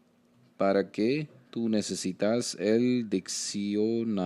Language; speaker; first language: Spanish; non-native, learner; Hindi